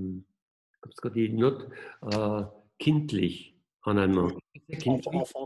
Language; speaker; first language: French; non-native, local second language; German